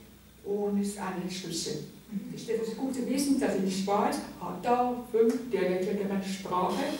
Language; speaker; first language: German; non-native, local second language; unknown